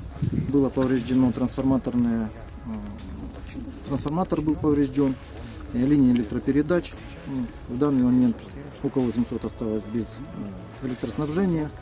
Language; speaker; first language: Russian; native; Russian